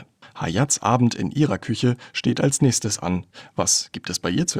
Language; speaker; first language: German; native; German